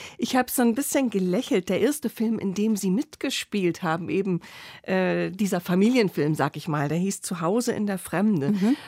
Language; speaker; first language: German; native; German